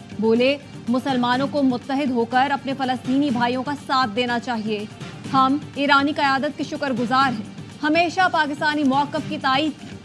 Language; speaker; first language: Urdu; native; Urdu